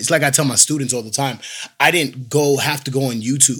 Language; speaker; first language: English; native; English